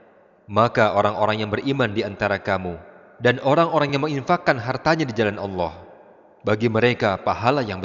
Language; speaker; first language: Indonesian; native; Indonesian